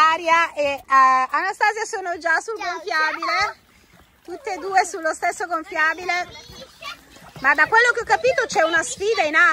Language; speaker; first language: Italian; native; Italian